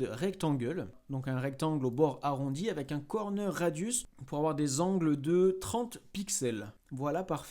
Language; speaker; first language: French; native; French